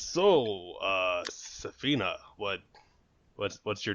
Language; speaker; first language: English; native; English